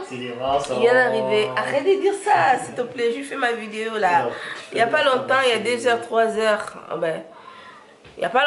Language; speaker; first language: French; non-native, local second language; Lingala